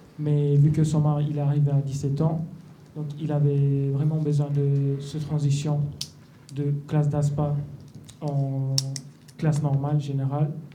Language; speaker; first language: French; non-native, fluent; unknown